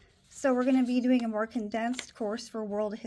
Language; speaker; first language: English; native; English